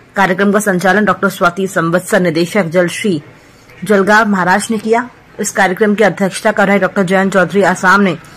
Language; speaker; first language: Hindi; native; Hindi